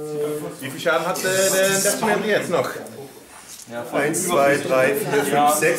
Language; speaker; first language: German; native; German